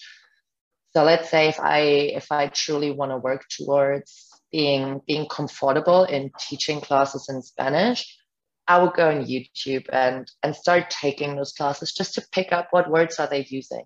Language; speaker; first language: English; non-native, fluent; German